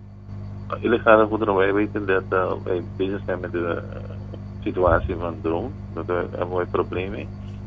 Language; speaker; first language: Dutch; non-native, local second language; Papiamento